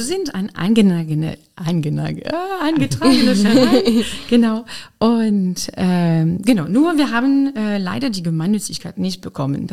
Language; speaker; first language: German; non-native, fluent; French